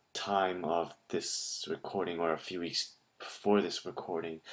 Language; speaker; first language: English; native; English